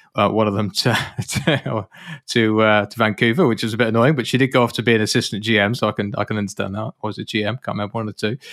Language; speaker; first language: English; native; English